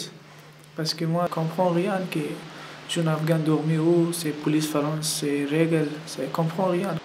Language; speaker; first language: French; non-native, learner; Persian